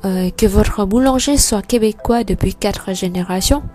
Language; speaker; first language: French; non-native, fluent; Vietnamese